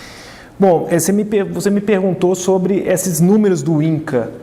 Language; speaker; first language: Portuguese; native; Portuguese